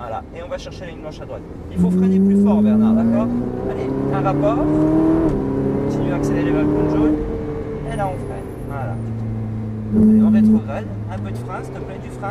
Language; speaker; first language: French; native; French